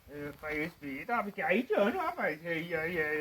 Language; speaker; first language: Portuguese; non-native, learner; Haitian Creole